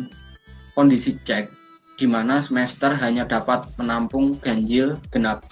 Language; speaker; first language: Indonesian; native; Indonesian